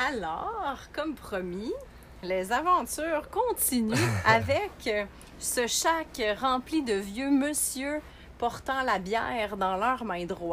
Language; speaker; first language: French; native; French